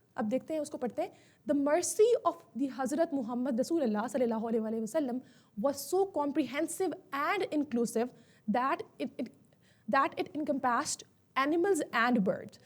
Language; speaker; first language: Urdu; native; Urdu